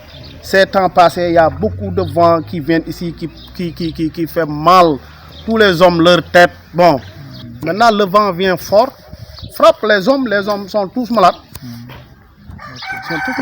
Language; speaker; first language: French; non-native, local second language; Wolof